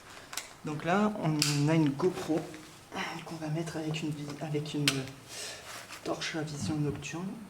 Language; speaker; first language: French; native; French